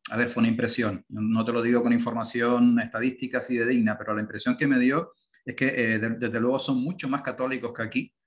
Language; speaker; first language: Spanish; native; Spanish